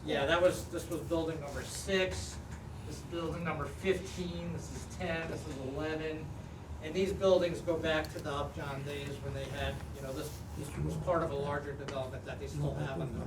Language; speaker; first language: English; native; English